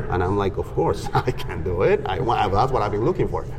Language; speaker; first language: English; non-native, fluent; Spanish